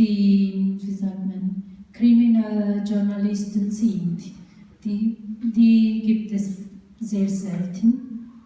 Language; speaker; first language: German; non-native, fluent; Urdu